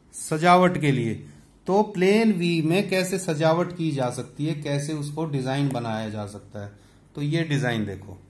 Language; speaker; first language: Hindi; native; Hindi